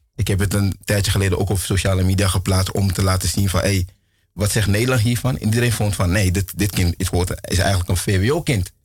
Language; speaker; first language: Dutch; early bilingual, other home language; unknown